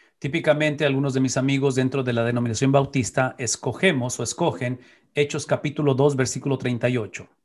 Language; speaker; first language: Spanish; native; Spanish